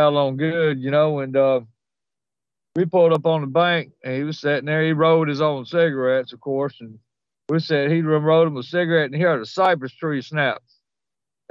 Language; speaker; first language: English; native; English